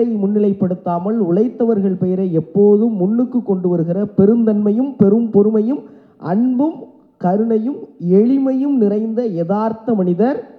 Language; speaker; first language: Tamil; native; Tamil